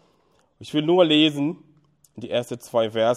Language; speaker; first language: German; non-native, fluent; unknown